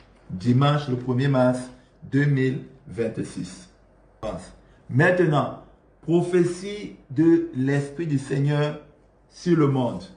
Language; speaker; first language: French; non-native, local second language; Malagasy